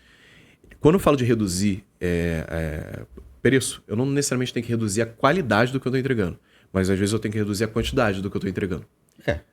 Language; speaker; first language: Portuguese; native; Portuguese